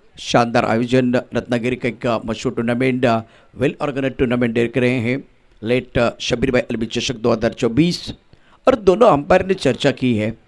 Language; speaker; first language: Hindi; non-native, local second language; Marathi